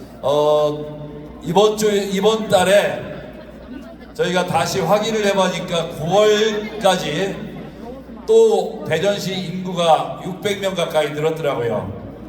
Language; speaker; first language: Korean; native; Korean